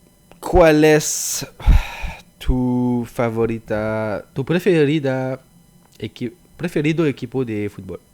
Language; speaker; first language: Spanish; non-native, learner; French